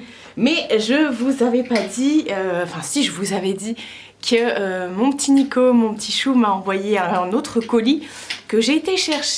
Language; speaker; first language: French; native; French